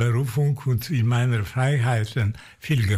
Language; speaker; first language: German; non-native, fluent; Polish